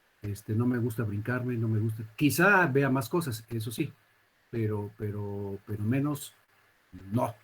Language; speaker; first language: Spanish; native; Spanish